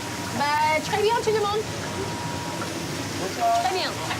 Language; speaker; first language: French; non-native, fluent; English